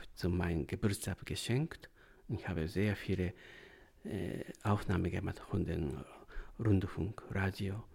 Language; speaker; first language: German; non-native, learner; Japanese